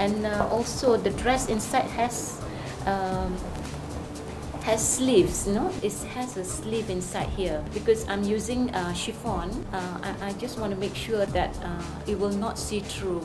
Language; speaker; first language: English; non-native, local second language; Malay